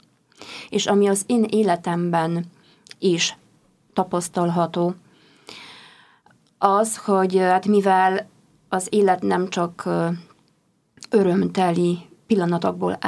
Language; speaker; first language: Hungarian; non-native, fluent; Polish